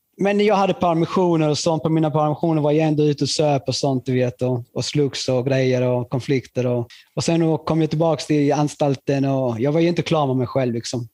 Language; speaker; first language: Swedish; early bilingual, other home language; Spanish